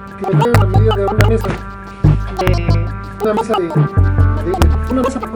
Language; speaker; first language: Spanish; native; Spanish